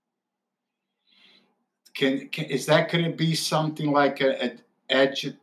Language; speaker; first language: English; non-native, fluent; Italian